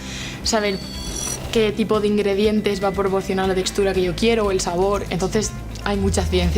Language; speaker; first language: Spanish; native; Spanish